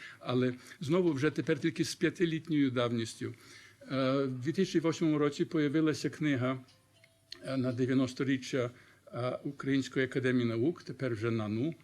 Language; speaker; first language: Ukrainian; early bilingual, heritage; Ukrainian